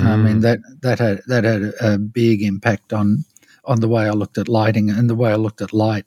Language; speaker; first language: English; native; English